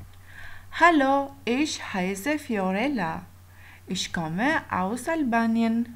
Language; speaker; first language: German; non-native, fluent; Albanian